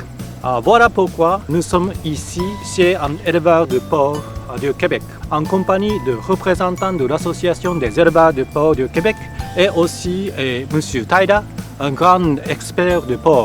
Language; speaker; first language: French; non-native, fluent; Japanese